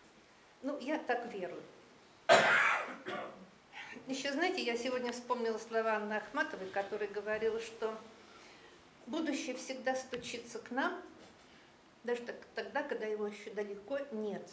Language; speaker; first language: Russian; native; Russian